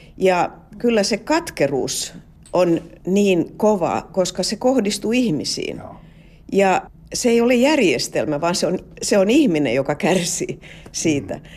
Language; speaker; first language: Finnish; non-native, local second language; Swedish